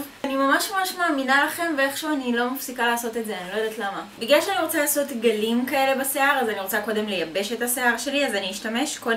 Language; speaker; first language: Hebrew; native; Hebrew